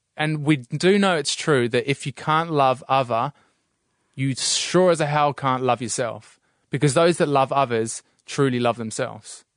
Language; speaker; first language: English; native; English